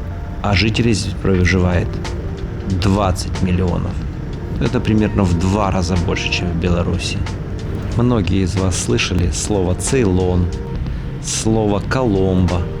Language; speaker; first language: Russian; native; Russian